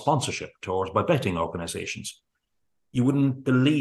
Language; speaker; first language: English; native; English